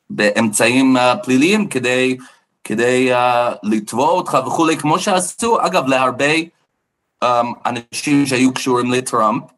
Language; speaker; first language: Hebrew; non-native, fluent; English